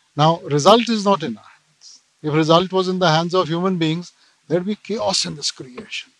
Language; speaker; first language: English; non-native, local second language; Punjabi